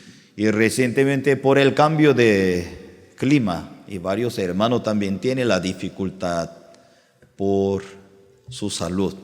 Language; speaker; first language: Spanish; non-native, learner; Korean